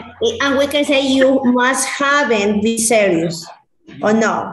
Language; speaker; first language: English; non-native, learner; Spanish